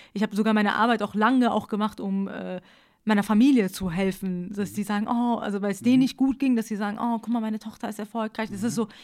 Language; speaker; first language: German; early bilingual, other home language; Persian